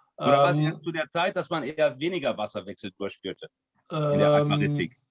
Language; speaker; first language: German; non-native, fluent; French